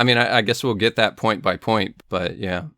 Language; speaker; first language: English; native; English